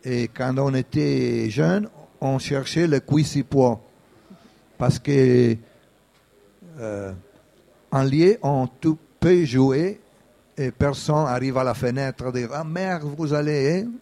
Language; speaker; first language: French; non-native, fluent; Italian